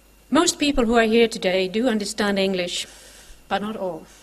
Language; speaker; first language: English; non-native, fluent; Swedish